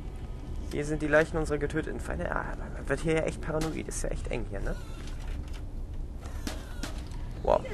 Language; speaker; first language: German; native; German